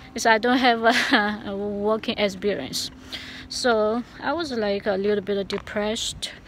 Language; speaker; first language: English; non-native, learner; Chinese